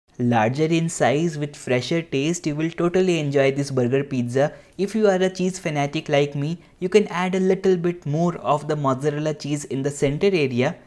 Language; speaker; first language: English; non-native, local second language; Hindi